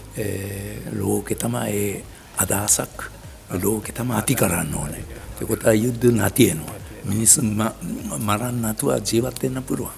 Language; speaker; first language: Sinhala; non-native, learner; Japanese